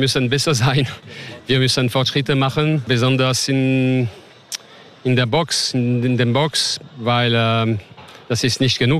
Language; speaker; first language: German; non-native, learner; French